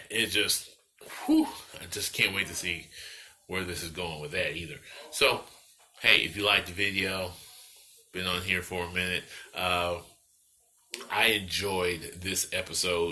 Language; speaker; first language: English; native; English